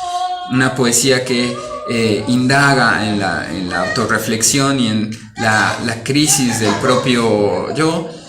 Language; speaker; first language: Spanish; native; Spanish